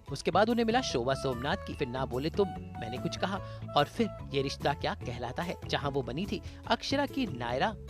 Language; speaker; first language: Hindi; native; Hindi